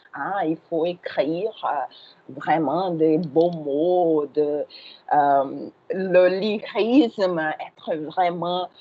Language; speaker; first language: French; non-native, fluent; Portuguese